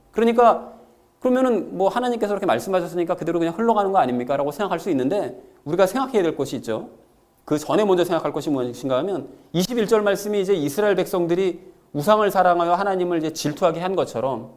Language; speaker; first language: Korean; native; Korean